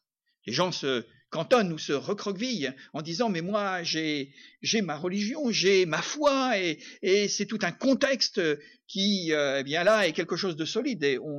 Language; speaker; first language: French; native; French